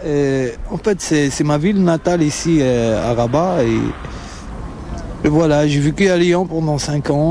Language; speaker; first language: French; non-native, local second language; Arabic